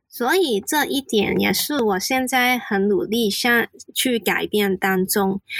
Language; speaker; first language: Chinese; non-native, local second language; Cantonese